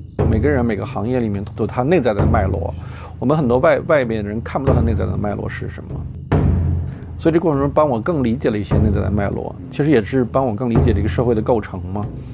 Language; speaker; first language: Chinese; native; Chinese